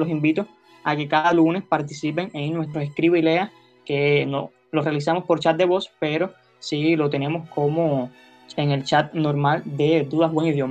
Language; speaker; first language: Spanish; native; Spanish